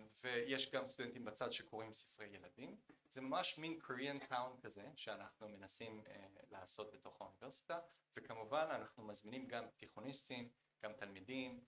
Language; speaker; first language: Hebrew; non-native, fluent; Korean